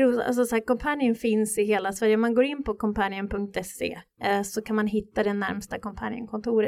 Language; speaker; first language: Swedish; native; Swedish